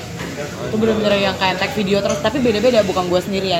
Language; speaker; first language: Indonesian; native; Indonesian